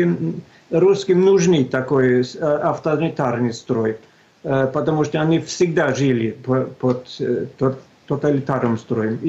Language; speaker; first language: Russian; non-native, fluent; Swedish